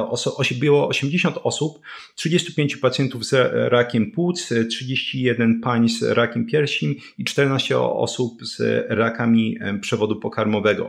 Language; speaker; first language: Polish; native; Polish